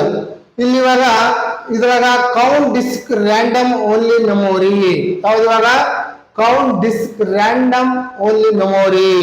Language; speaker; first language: Kannada; native; Kannada